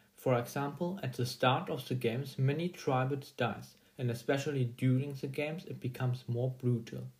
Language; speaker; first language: English; non-native, fluent; German